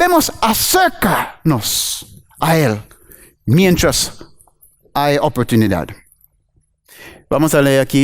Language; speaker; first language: Spanish; non-native, learner; English